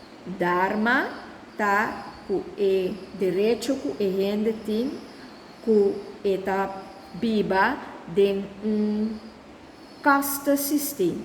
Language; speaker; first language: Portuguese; non-native, learner; Papiamento